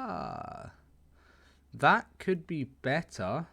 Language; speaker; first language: English; native; English